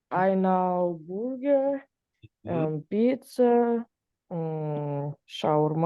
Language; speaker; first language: English; non-native, learner; Russian